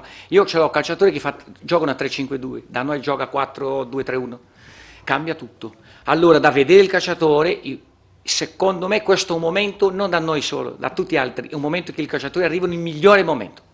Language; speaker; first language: Italian; non-native, fluent; Portuguese